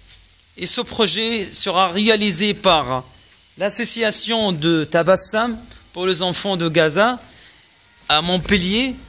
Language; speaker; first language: French; non-native, fluent; Arabic